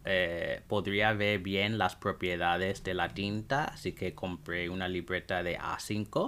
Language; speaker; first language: Spanish; non-native, fluent; English